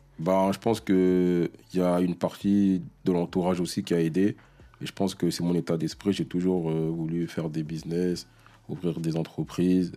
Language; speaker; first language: French; early bilingual, other home language; Lingala